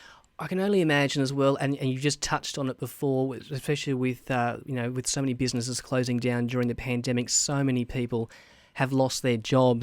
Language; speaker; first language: English; native; English